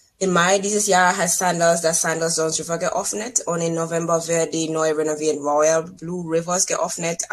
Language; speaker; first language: German; non-native, learner; English